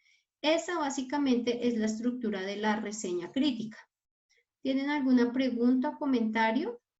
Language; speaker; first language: Spanish; native; Spanish